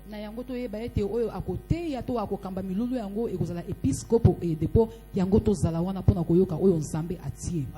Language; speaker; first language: Lingala; native; Lingala